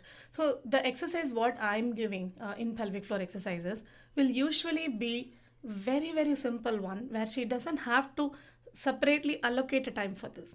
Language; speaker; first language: English; non-native, local second language; Tamil